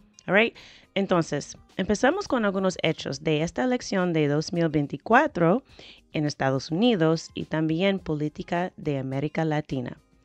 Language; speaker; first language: Spanish; non-native, fluent; English